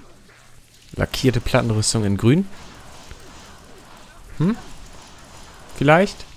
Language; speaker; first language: German; native; German